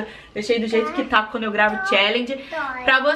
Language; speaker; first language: Portuguese; native; Portuguese